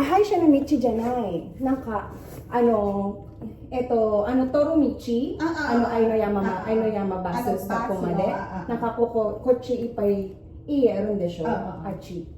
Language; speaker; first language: Japanese; non-native, learner; Filipino